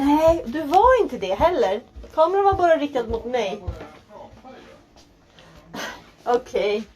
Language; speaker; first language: Swedish; native; Swedish